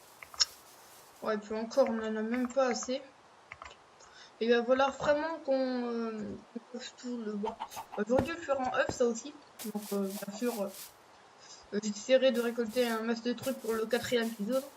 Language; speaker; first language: French; native; French